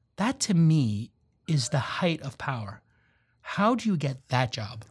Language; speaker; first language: English; native; English